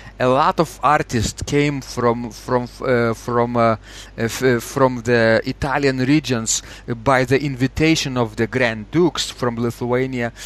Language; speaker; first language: English; non-native, fluent; Lithuanian